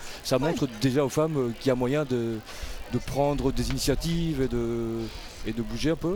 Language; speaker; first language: French; native; French